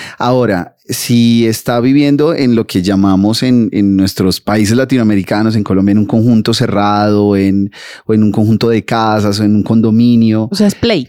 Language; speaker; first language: Spanish; native; Spanish